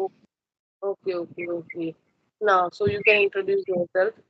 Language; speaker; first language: English; non-native, local second language; Hindi